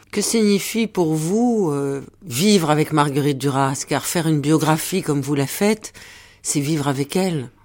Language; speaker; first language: French; native; French